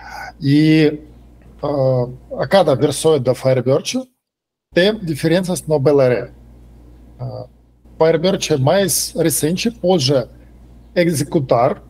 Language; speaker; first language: Portuguese; non-native, fluent; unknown